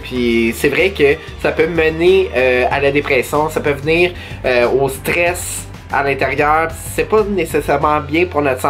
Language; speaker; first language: French; native; French